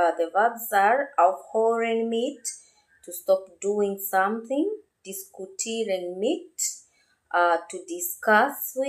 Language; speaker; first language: German; non-native, learner; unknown